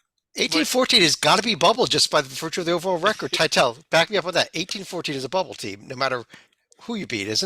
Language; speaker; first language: English; native; English